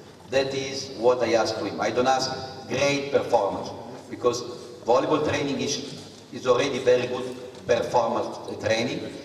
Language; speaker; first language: English; non-native, fluent; Italian